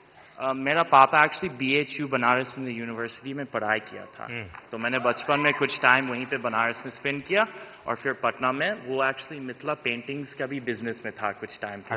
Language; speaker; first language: Hindi; non-native, fluent; English